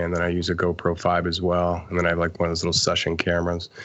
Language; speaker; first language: English; native; English